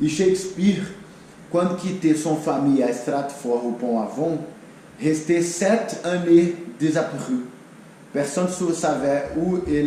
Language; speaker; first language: French; non-native, learner; Portuguese